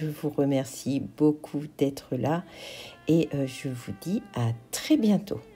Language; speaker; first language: French; native; French